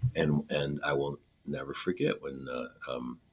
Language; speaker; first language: English; native; English